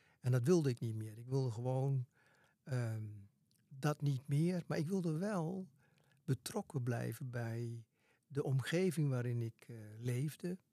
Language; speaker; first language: Dutch; native; Dutch